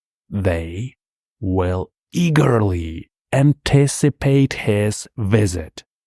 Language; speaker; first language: English; non-native, fluent; Ukrainian